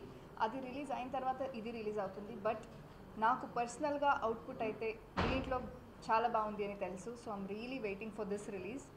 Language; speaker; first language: Telugu; non-native, learner; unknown